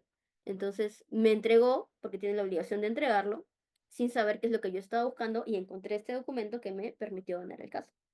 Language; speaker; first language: Spanish; native; Spanish